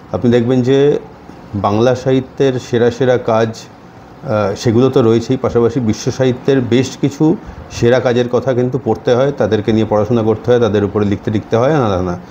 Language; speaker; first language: Bangla; native; Bangla